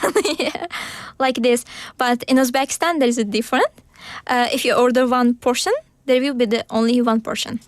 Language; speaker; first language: English; non-native, learner; Uzbek